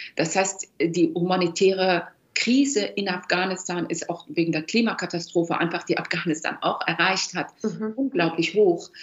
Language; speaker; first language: German; early bilingual, other home language; Persian